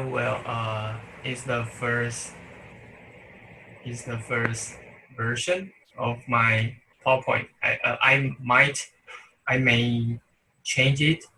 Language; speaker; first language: English; non-native, learner; Chinese